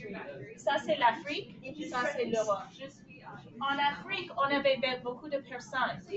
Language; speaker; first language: French; non-native, fluent; English